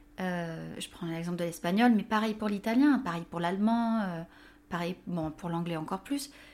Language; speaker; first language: French; native; French